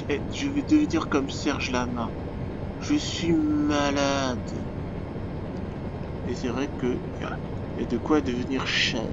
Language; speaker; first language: French; native; French